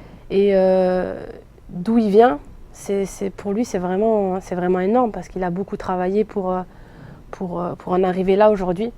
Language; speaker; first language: French; native; French